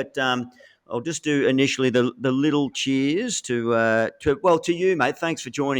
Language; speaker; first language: English; native; English